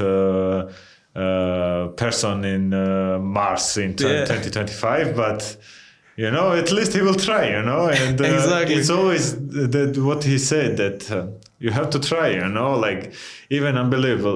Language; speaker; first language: English; non-native, fluent; Georgian